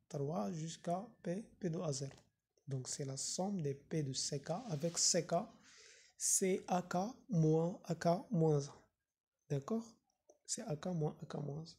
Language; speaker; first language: French; non-native, local second language; Arabic